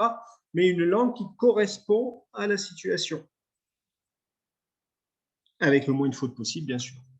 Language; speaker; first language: French; native; French